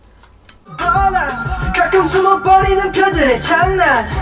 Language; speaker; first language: Korean; non-native, fluent; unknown